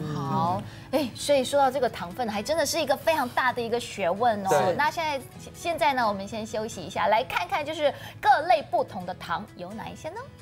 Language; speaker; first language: Chinese; native; Chinese